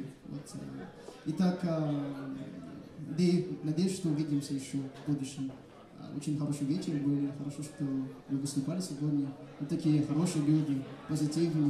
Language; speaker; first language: Russian; non-native, fluent; Malagasy